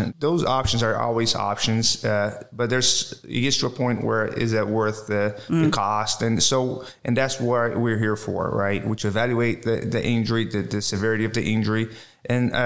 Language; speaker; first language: English; non-native, fluent; Portuguese